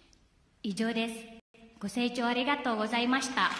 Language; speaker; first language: Japanese; non-native, fluent; Indonesian